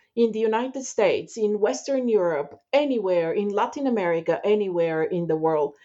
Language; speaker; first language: English; non-native, fluent; Bulgarian